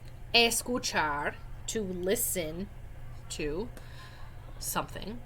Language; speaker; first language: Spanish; non-native, fluent; English